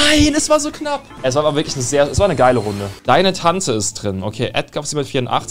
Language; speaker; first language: German; native; German